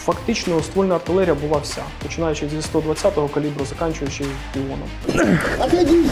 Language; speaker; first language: Ukrainian; non-native, local second language; Russian